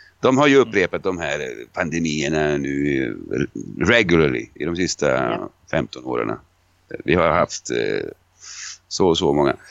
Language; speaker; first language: Swedish; non-native, fluent; Italian